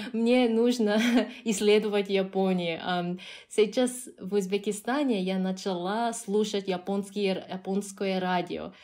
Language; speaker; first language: Russian; non-native, fluent; Japanese